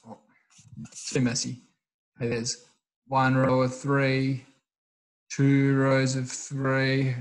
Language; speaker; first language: English; native; English